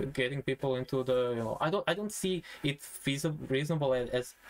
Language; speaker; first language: English; non-native, fluent; Croatian